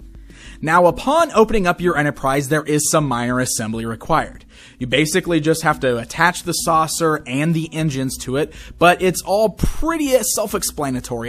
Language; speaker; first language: English; native; English